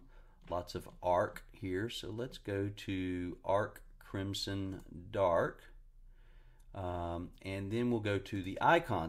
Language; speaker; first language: English; native; English